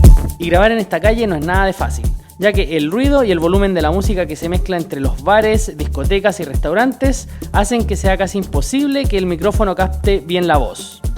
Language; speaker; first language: Spanish; native; Spanish